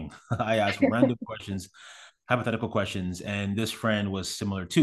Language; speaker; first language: English; early bilingual, other home language; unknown